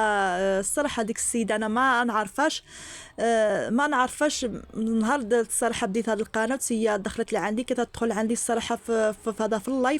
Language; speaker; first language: Arabic; native; Arabic